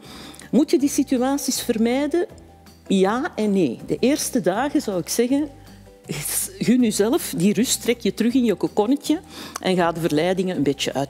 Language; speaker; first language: Dutch; native; Dutch